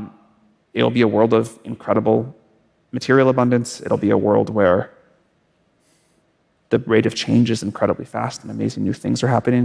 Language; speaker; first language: English; native; English